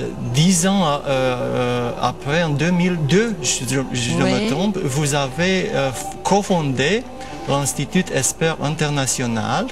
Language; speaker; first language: French; non-native, fluent; Romanian